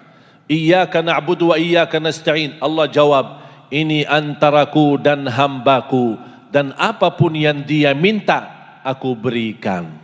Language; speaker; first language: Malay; non-native, fluent; Arabic